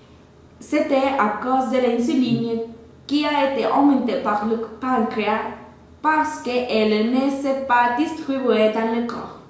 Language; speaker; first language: French; non-native, learner; Spanish